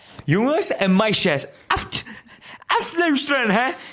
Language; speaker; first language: Dutch; non-native, learner; Arabic